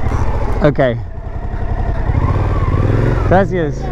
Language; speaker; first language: Spanish; non-native, learner; English